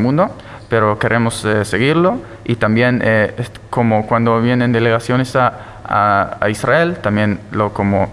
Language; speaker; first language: Spanish; early bilingual, heritage; Spanish